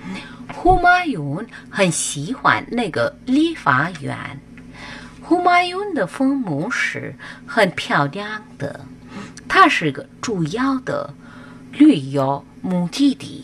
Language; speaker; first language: Chinese; non-native, learner; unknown